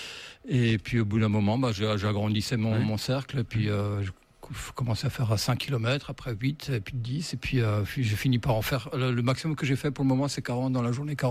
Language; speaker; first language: French; native; French